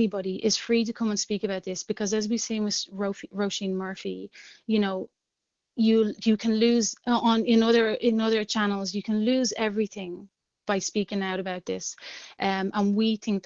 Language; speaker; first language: English; native; English